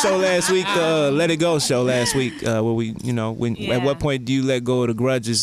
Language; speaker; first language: English; native; English